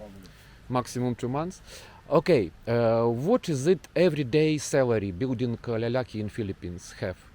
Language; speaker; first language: English; non-native, learner; Ukrainian